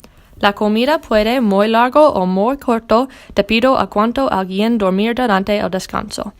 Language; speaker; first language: Spanish; non-native, learner; English